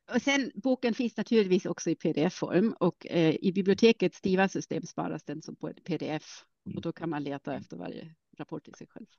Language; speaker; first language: Swedish; non-native, fluent; German